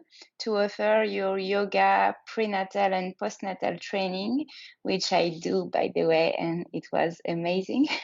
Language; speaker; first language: English; non-native, learner; French